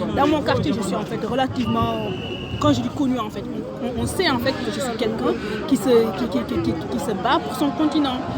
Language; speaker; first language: French; non-native, local second language; Wolof